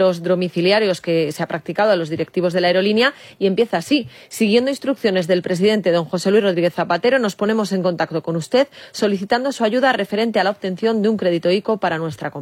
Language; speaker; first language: Spanish; native; Spanish